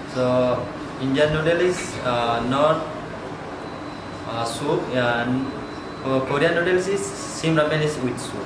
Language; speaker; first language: English; non-native, learner; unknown